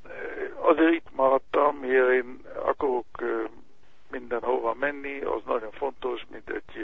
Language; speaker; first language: Hungarian; non-native, learner; Hebrew